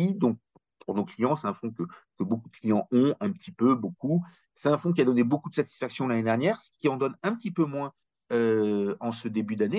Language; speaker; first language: French; native; French